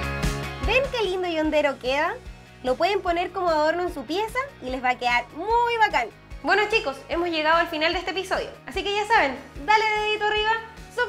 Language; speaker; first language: Spanish; native; Spanish